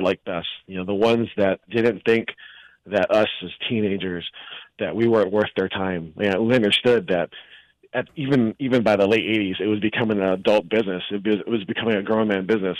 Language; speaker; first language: English; native; English